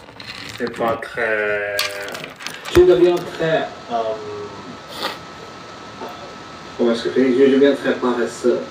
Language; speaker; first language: French; non-native, fluent; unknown